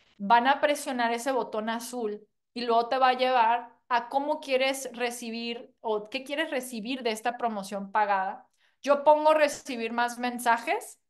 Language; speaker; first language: Spanish; non-native, fluent; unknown